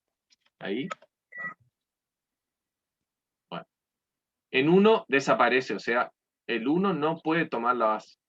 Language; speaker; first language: Spanish; native; Spanish